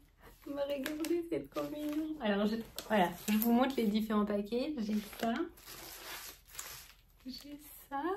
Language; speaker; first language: French; native; French